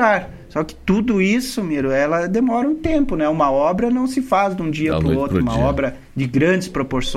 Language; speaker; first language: Portuguese; native; Portuguese